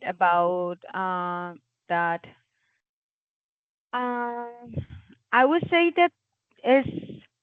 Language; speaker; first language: English; non-native, learner; Spanish